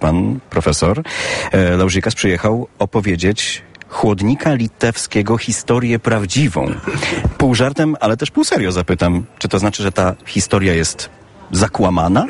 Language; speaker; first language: Polish; native; Polish